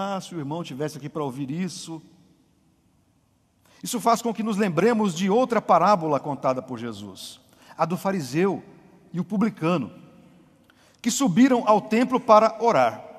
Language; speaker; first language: Portuguese; native; Portuguese